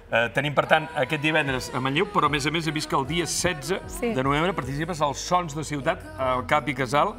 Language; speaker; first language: Catalan; native; Catalan